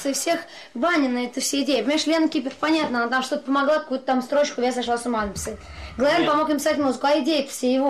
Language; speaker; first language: Russian; native; Russian